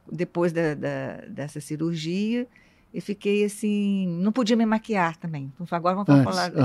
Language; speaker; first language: Portuguese; native; Portuguese